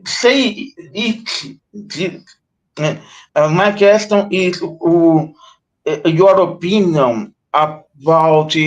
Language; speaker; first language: English; non-native, learner; Portuguese